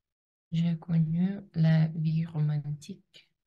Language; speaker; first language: French; non-native, learner; Russian